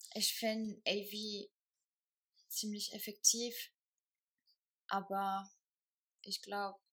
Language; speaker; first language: German; non-native, fluent; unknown